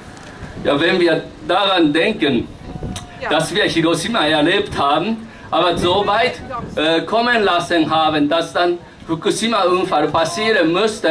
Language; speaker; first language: German; non-native, fluent; Japanese